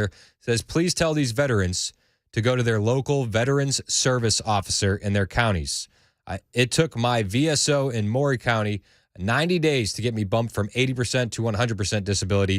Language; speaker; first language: English; native; English